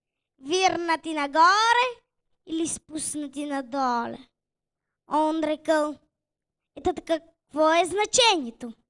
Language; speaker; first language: Bulgarian; native; Bulgarian